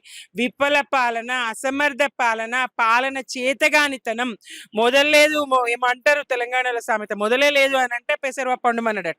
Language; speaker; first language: Telugu; native; Telugu